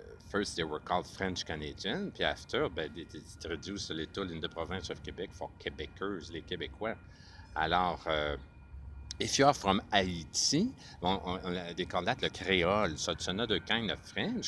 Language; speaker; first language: English; non-native, fluent; French